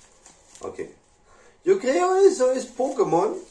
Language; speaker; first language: Spanish; non-native, learner; English